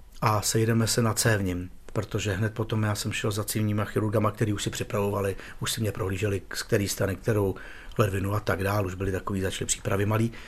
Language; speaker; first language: Czech; native; Czech